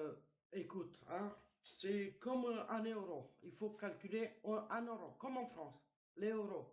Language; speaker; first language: French; non-native, fluent; Romanian